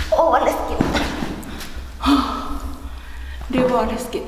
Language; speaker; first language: Swedish; non-native, learner; Thai